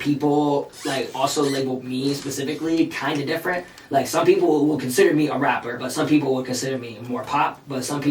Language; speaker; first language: English; early bilingual, other home language; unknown